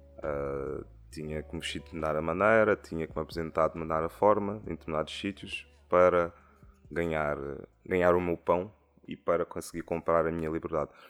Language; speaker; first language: Portuguese; native; Portuguese